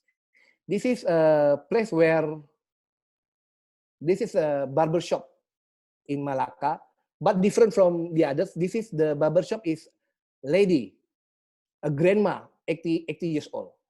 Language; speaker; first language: English; non-native, learner; Indonesian